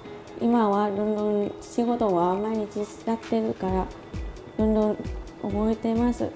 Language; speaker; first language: Japanese; non-native, learner; Vietnamese